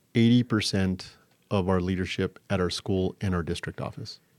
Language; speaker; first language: English; native; English